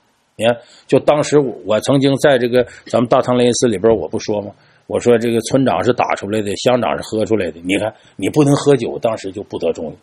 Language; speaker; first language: Chinese; native; Chinese